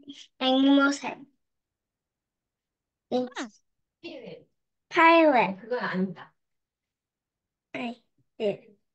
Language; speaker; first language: English; non-native, learner; Korean